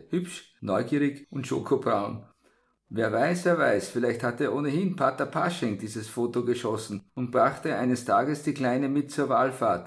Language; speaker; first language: German; native; German